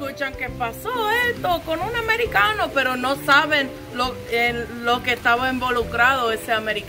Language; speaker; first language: Spanish; non-native, fluent; English